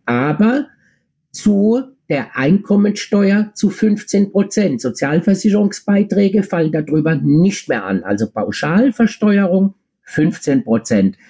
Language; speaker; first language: German; native; German